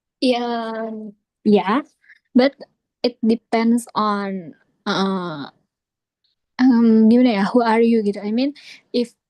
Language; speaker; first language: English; non-native, learner; Indonesian